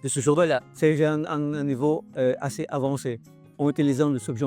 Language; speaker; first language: French; non-native, fluent; Filipino